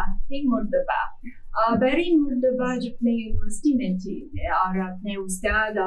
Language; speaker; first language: Hindi; non-native, fluent; Chinese